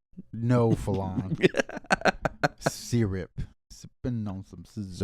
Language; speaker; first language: English; native; English